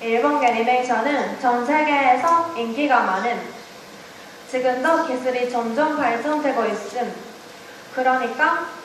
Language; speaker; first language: Korean; non-native, learner; Japanese